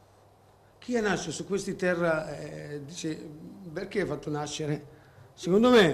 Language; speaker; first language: Italian; non-native, learner; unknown